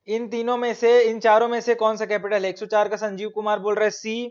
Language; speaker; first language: Hindi; native; Hindi